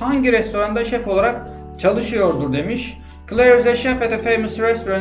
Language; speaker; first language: English; non-native, fluent; Turkish